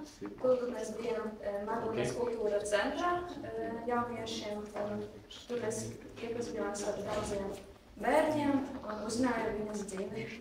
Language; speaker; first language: Latvian; non-native, local second language; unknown